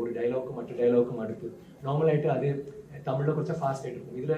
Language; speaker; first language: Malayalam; non-native, learner; Tamil